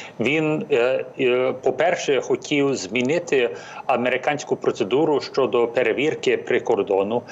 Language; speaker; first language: Ukrainian; early bilingual, heritage; English